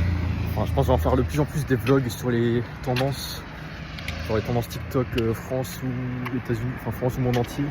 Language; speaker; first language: French; native; French